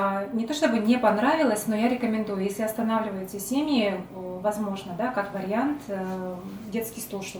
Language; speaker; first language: Russian; native; Russian